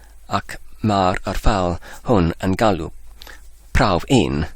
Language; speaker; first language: Welsh; non-native, learner; English